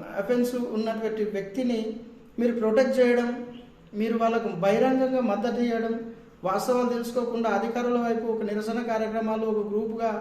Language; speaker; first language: Telugu; native; Telugu